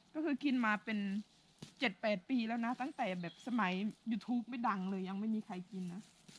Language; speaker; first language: Thai; native; Thai